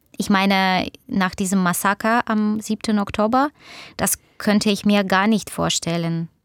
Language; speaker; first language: German; non-native, fluent; Russian